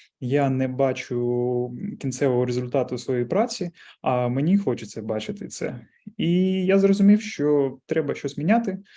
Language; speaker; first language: Ukrainian; non-native, local second language; Russian